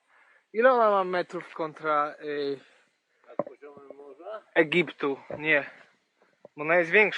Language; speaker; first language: Polish; early bilingual, heritage; English